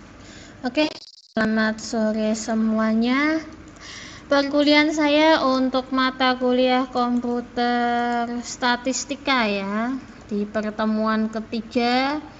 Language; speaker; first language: Indonesian; native; Indonesian